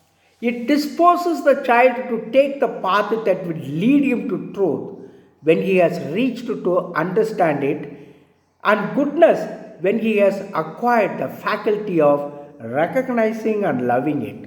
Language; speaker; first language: English; non-native, local second language; Tamil